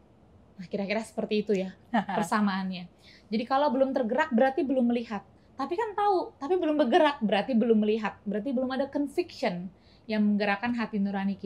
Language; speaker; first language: Indonesian; native; Indonesian